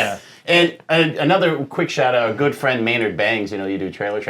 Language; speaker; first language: English; native; English